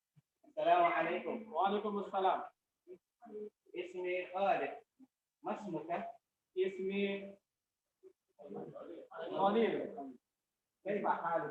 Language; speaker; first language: Arabic; non-native, learner; Indonesian